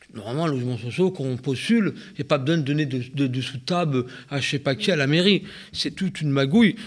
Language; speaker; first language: French; native; French